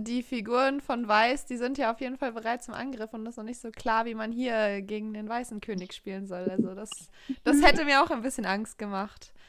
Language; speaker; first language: German; native; German